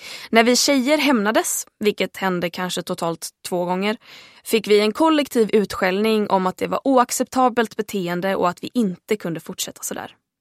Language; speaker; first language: Swedish; early bilingual, heritage; Swedish